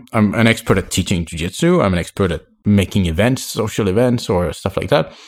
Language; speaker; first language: English; non-native, fluent; Danish